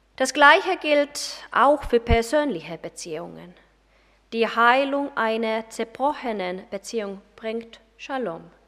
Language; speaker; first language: German; non-native, fluent; Finnish